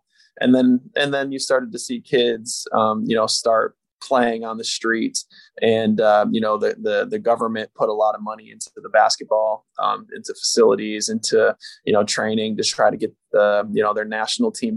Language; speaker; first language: English; native; English